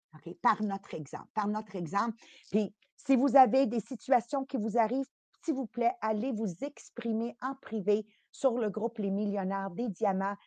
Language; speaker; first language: French; early bilingual, other home language; Italian